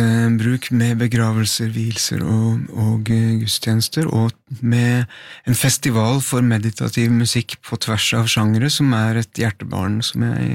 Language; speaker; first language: Norwegian; native; Norwegian